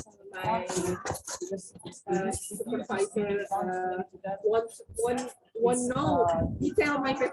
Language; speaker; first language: English; non-native, learner; Indonesian